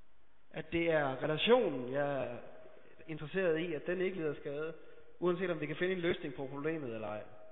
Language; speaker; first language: Danish; native; Danish